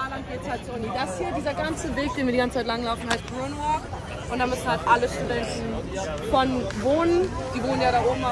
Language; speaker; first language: German; native; German